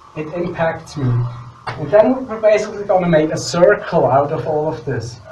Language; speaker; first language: English; non-native, fluent; Swiss German